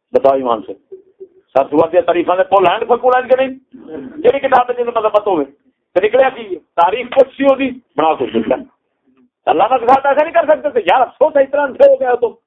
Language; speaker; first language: Urdu; non-native, local second language; Punjabi